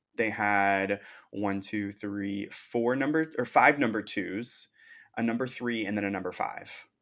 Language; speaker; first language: English; native; English